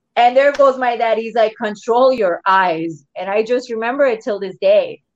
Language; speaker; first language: English; non-native, local second language; Urdu